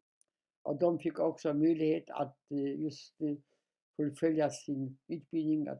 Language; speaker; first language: Swedish; non-native, fluent; Polish